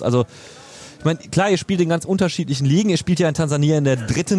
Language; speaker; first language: German; native; German